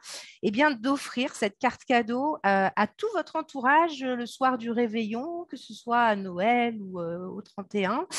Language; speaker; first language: French; native; French